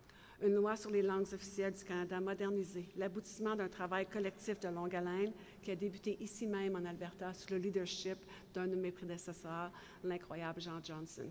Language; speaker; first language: French; native; French